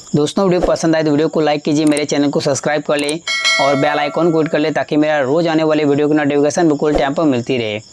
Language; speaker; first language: Hindi; native; Hindi